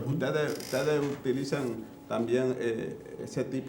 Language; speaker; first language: Spanish; native; Spanish